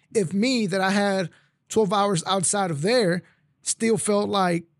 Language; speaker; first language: English; early bilingual, other home language; Spanish